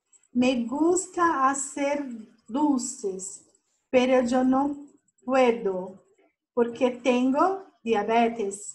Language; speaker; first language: Spanish; non-native, fluent; Portuguese